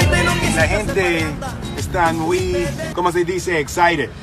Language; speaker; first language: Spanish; non-native, learner; English